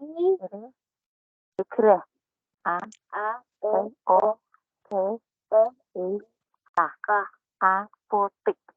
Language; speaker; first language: Indonesian; non-native, learner; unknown